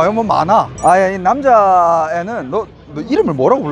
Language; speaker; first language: Korean; native; Korean